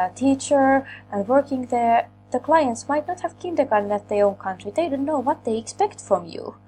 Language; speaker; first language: English; non-native, fluent; Finnish